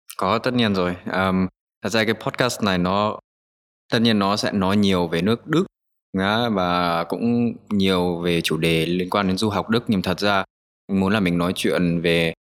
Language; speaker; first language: Vietnamese; early bilingual, heritage; Vietnamese